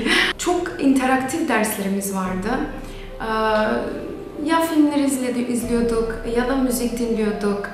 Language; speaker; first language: Turkish; non-native, fluent; Macedonian